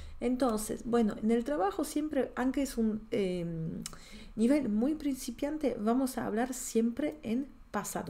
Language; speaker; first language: Spanish; non-native, fluent; Polish